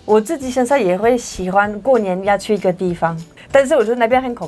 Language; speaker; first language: Chinese; non-native, fluent; French